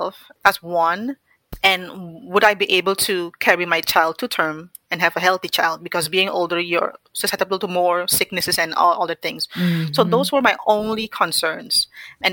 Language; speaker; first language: English; non-native, fluent; Dutch